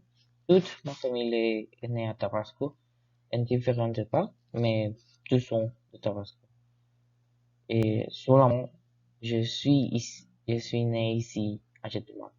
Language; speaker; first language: French; non-native, learner; Spanish